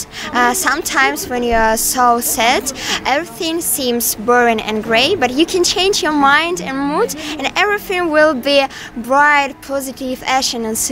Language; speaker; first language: English; non-native, learner; Russian